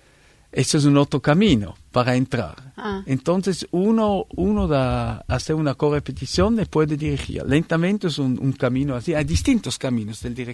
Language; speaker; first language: Spanish; non-native, fluent; Italian